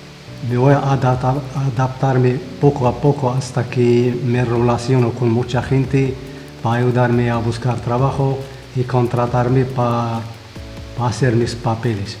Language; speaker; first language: Spanish; non-native, fluent; Arabic